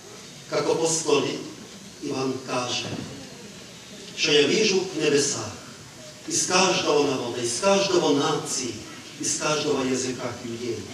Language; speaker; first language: Ukrainian; non-native, local second language; Hungarian